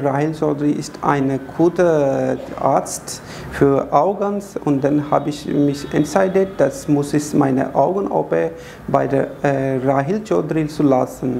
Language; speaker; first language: German; non-native, learner; Hindi